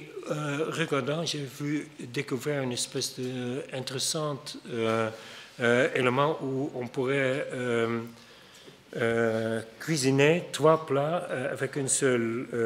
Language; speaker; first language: French; non-native, fluent; Dutch